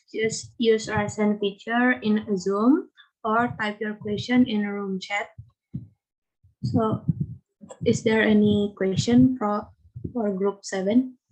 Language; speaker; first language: English; non-native, learner; Indonesian